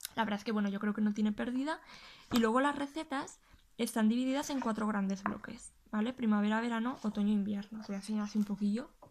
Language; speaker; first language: Spanish; native; Spanish